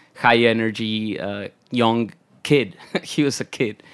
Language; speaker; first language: English; non-native, fluent; Spanish